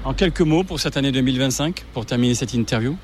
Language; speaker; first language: French; native; French